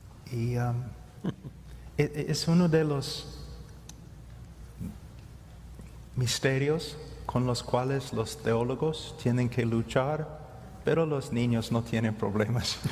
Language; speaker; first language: Spanish; non-native, fluent; English